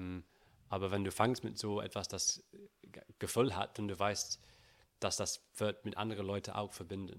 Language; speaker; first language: German; non-native, learner; English